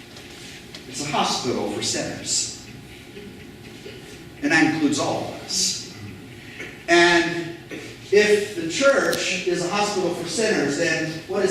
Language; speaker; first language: English; native; English